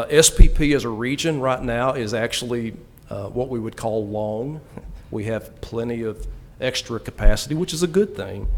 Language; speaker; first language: English; native; English